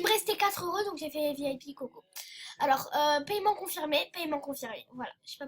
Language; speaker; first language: French; native; French